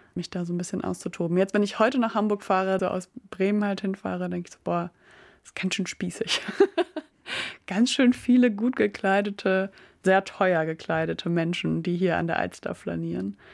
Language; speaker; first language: German; native; German